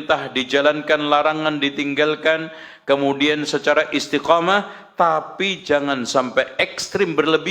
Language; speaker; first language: Indonesian; native; Indonesian